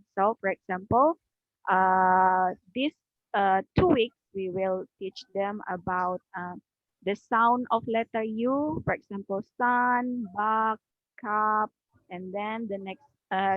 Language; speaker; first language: English; non-native, learner; Indonesian